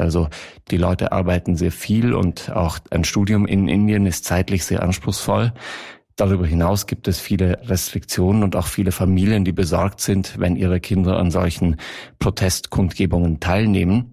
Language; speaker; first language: German; native; German